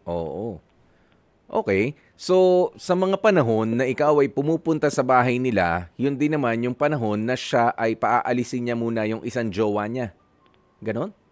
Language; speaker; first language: Filipino; native; Filipino